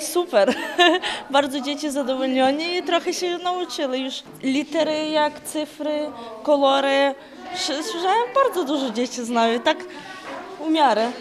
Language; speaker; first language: Polish; non-native, local second language; Ukrainian